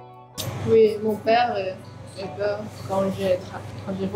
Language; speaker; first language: French; non-native, learner; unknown